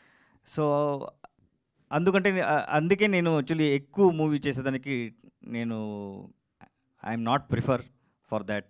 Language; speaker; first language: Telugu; non-native, learner; Kannada